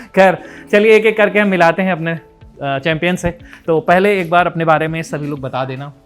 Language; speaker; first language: Hindi; native; Hindi